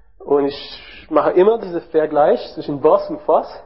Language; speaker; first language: German; non-native, learner; French